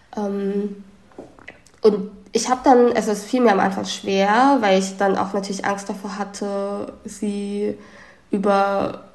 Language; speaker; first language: German; early bilingual, other home language; Vietnamese